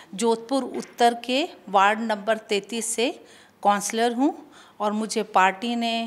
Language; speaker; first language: Hindi; native; Hindi